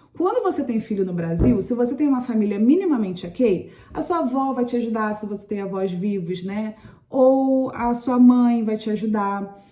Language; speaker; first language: Portuguese; native; Portuguese